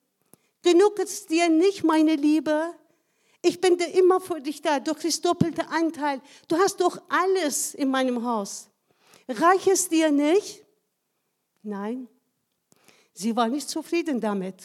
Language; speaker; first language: German; non-native, fluent; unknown